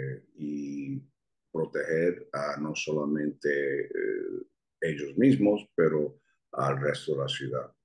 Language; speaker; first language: Spanish; early bilingual, heritage; Spanish